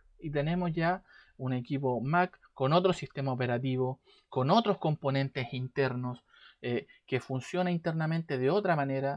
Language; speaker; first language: Spanish; native; Spanish